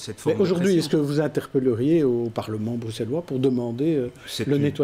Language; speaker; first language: French; native; French